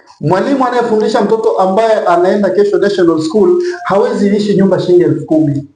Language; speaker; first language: Swahili; native; Swahili